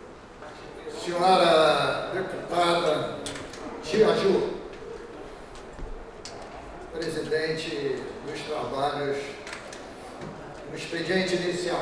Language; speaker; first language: Portuguese; native; Portuguese